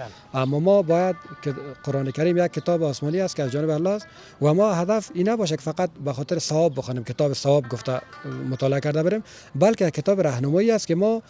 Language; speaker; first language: Persian; native; Persian